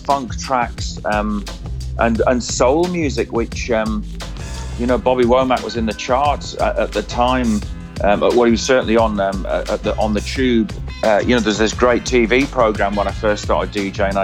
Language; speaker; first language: English; native; English